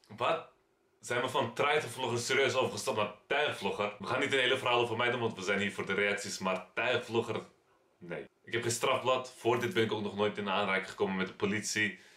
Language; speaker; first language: Dutch; early bilingual, other home language; Turkish